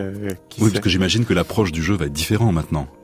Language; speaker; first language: French; native; French